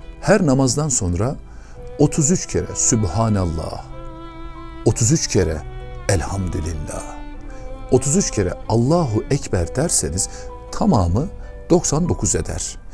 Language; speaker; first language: Turkish; native; Turkish